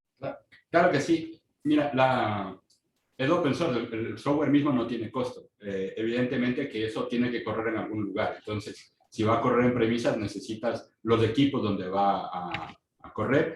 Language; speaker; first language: Spanish; native; Spanish